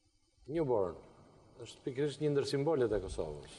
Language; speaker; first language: Albanian; native; Albanian